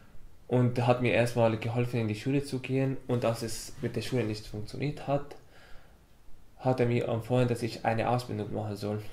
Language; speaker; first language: German; non-native, fluent; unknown